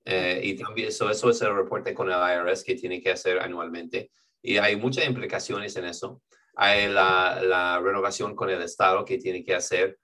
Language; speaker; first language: Spanish; non-native, fluent; English